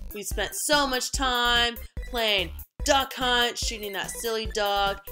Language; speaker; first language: English; native; English